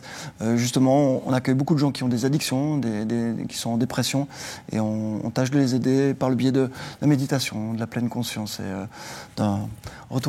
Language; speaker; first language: French; native; French